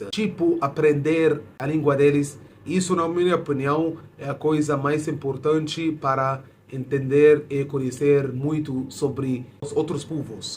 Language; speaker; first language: Portuguese; non-native, fluent; Arabic